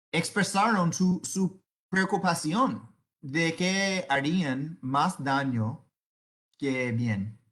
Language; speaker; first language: Spanish; non-native, fluent; English